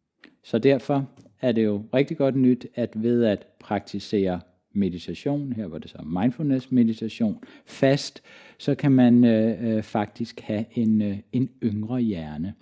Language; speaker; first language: Danish; native; Danish